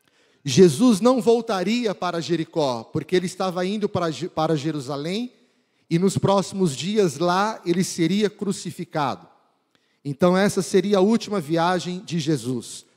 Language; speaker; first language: Portuguese; native; Portuguese